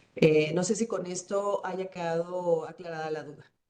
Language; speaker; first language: Spanish; native; Spanish